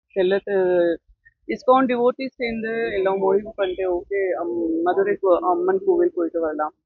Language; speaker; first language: Tamil; non-native, local second language; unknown